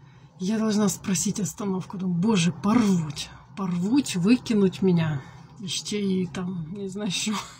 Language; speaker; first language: Russian; native; Russian